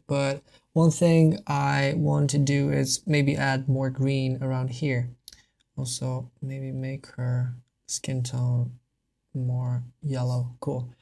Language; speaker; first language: English; non-native, fluent; Hungarian